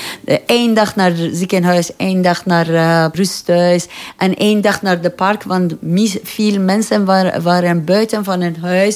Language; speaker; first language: Dutch; non-native, fluent; Persian